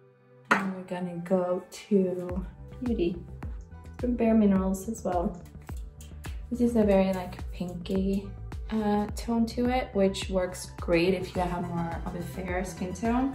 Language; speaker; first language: English; non-native, fluent; Swedish